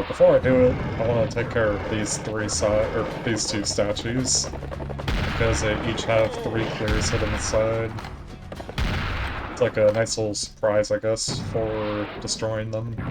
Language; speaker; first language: English; native; English